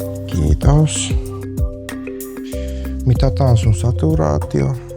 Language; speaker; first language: Finnish; non-native, learner; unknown